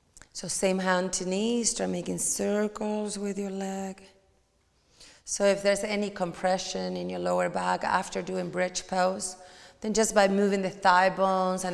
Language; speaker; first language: English; non-native, fluent; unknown